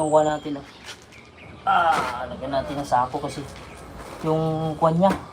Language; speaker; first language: Filipino; non-native, local second language; Cebuano